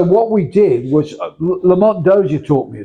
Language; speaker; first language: English; native; English